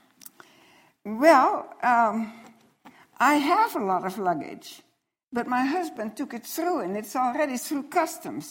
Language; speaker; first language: English; non-native, fluent; Dutch